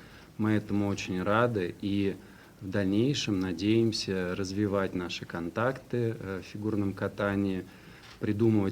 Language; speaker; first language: Russian; native; Russian